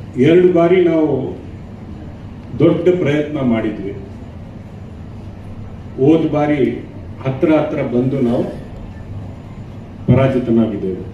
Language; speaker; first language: Kannada; native; Kannada